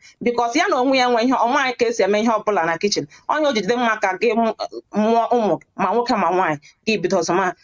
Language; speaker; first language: Igbo; early bilingual, heritage; Igbo